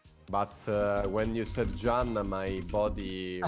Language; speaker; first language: English; non-native, learner; Italian